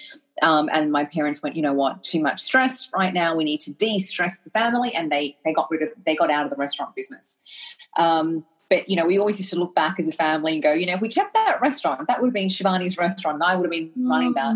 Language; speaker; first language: English; native; English